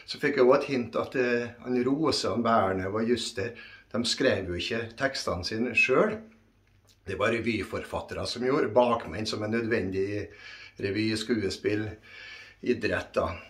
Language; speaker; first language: Norwegian; native; Norwegian